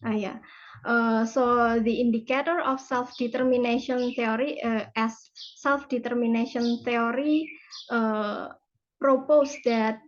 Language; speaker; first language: English; non-native, fluent; Indonesian